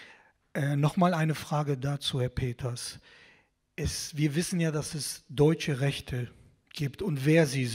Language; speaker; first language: German; non-native, fluent; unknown